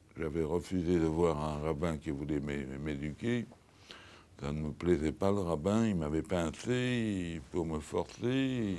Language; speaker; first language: French; early bilingual, other home language; Yiddish